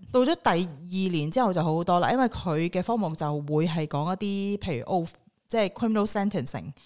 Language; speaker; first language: Cantonese; native; Cantonese